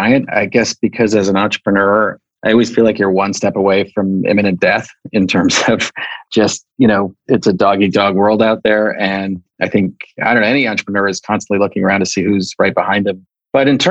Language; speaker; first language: English; native; English